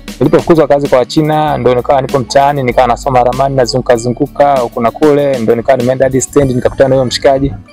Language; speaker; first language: Swahili; non-native, local second language; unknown